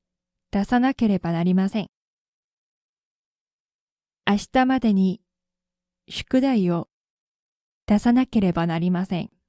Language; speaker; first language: Japanese; non-native, fluent; Korean